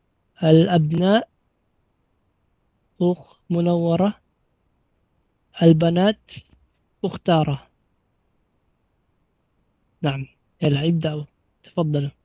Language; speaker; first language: Arabic; non-native, fluent; Filipino